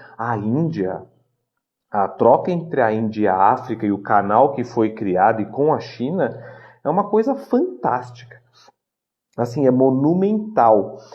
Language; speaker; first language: Portuguese; native; Portuguese